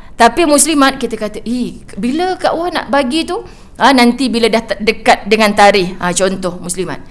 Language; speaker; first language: Malay; native; Malay